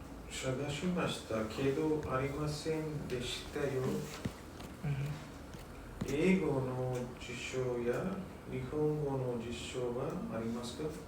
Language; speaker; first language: Japanese; non-native, learner; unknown